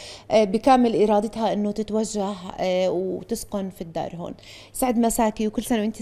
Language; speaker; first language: Arabic; native; Arabic